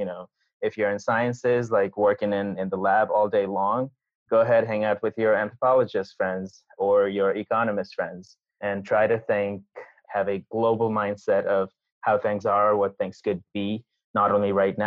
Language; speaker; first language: English; non-native, local second language; Nepali